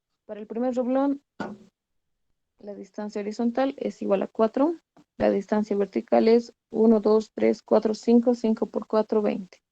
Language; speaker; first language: Spanish; native; Spanish